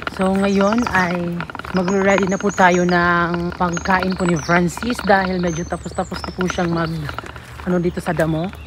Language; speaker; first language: Filipino; non-native, local second language; Cebuano